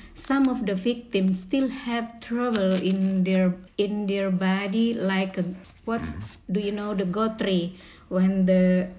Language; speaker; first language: English; non-native, learner; Indonesian